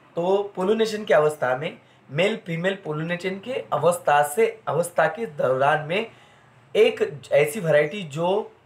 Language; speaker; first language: Hindi; non-native, local second language; Marathi